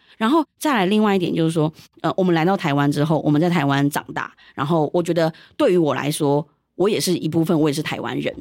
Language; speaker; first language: Chinese; early bilingual, heritage; Chinese